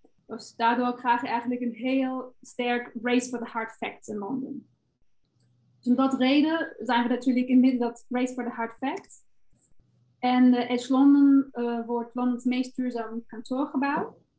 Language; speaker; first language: Dutch; non-native, fluent; German